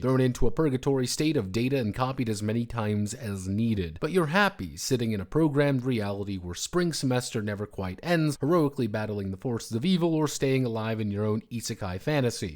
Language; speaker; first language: English; native; English